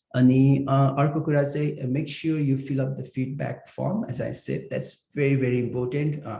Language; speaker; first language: English; non-native, local second language; Nepali